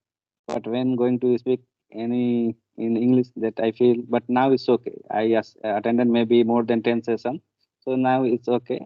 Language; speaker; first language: English; non-native, learner; Hindi